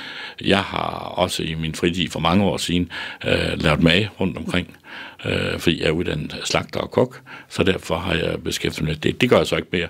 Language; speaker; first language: Danish; native; Danish